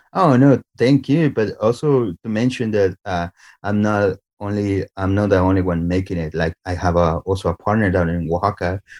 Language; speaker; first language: English; non-native, fluent; Spanish